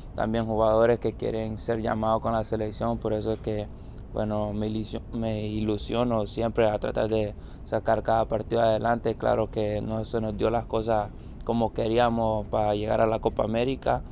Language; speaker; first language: Spanish; early bilingual, heritage; Spanish